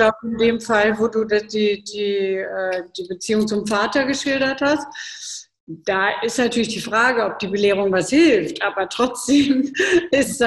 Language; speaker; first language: German; native; German